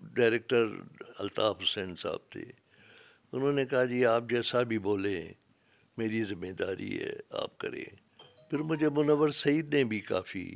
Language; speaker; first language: Urdu; non-native, local second language; Sindhi